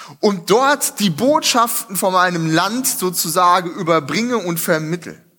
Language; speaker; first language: German; native; German